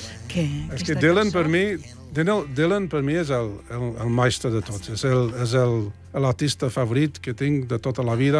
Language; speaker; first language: Catalan; non-native, fluent; English